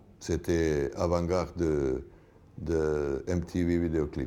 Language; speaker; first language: French; non-native, learner; Serbian